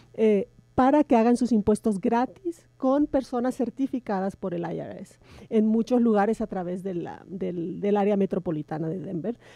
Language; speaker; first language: Spanish; native; Spanish